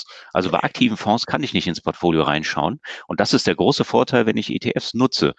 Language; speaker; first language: German; native; German